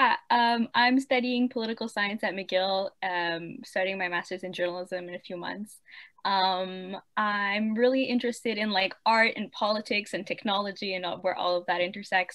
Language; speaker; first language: English; non-native, fluent; French